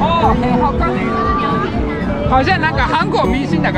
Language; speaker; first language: Chinese; non-native, learner; Japanese